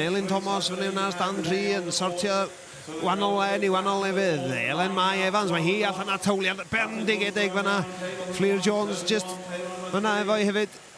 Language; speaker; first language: Welsh; native; Welsh